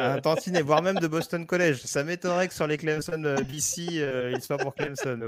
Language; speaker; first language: French; native; French